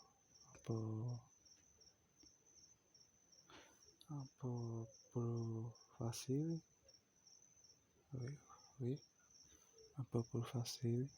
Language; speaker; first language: French; non-native, learner; Portuguese